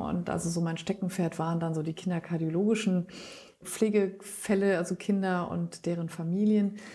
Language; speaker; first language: German; native; German